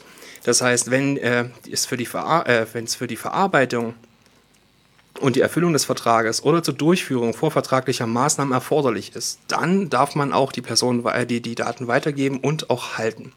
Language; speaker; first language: German; native; German